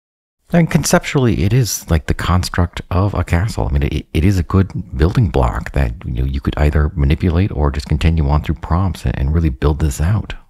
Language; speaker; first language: English; native; English